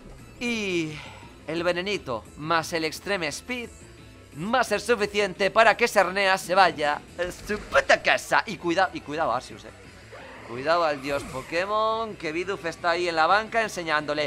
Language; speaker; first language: Spanish; native; Spanish